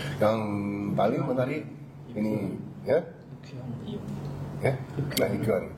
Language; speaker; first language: Indonesian; non-native, learner; Korean